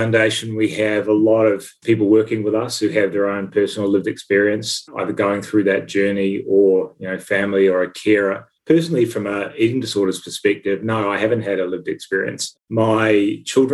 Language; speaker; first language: English; native; English